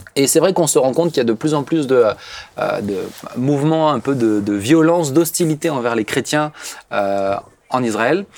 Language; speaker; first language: French; native; French